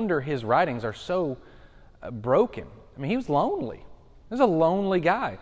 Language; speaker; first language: English; native; English